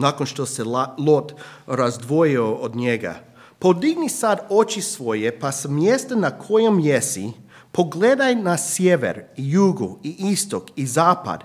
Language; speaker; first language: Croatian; non-native, fluent; English